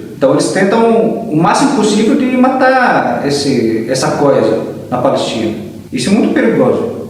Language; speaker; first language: Portuguese; early bilingual, heritage; Arabic